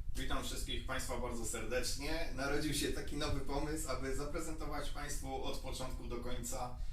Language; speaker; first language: Polish; native; Polish